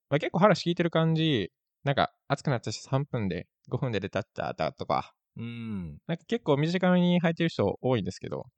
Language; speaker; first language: Japanese; native; Japanese